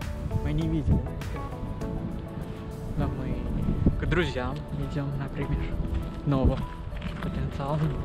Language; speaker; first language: Russian; non-native, learner; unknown